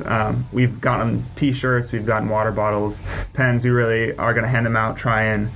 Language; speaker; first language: English; native; English